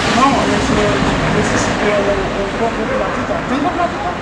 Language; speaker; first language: Spanish; non-native, learner; Haitian Creole